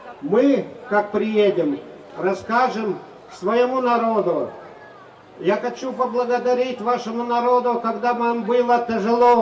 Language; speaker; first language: Russian; non-native, fluent; Lithuanian